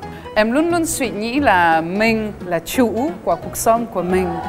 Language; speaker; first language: Vietnamese; non-native, fluent; French